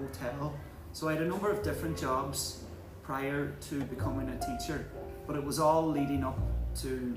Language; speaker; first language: English; native; English